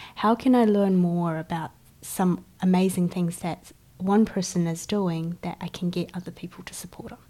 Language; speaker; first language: English; early bilingual, other home language; Chinese